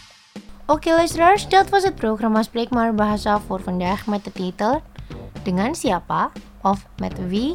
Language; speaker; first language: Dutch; non-native, learner; Indonesian